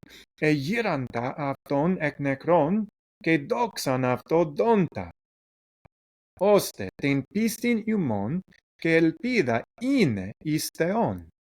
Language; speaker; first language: Greek; non-native, fluent; English